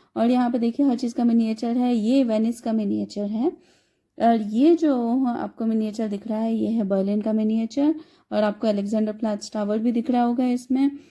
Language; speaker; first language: Hindi; native; Hindi